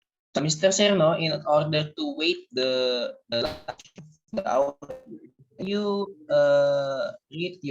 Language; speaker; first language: English; non-native, learner; Indonesian